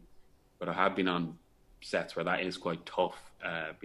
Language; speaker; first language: English; native; English